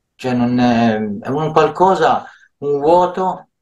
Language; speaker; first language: Italian; native; Italian